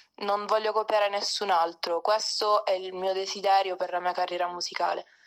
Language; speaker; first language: Italian; native; Italian